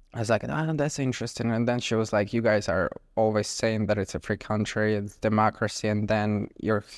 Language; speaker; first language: English; non-native, fluent; Ukrainian